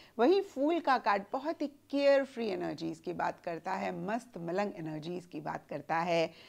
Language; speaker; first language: Hindi; native; Hindi